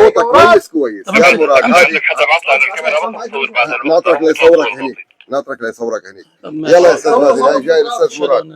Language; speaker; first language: Arabic; native; Arabic